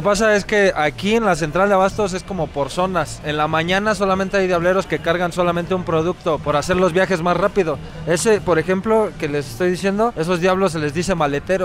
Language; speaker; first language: Spanish; native; Spanish